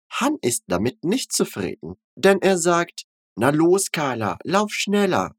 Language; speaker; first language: German; non-native, fluent; Portuguese